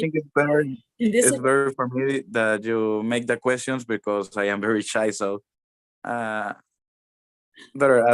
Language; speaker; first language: English; non-native, learner; Spanish